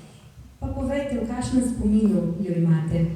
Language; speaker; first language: Slovenian; native; Slovenian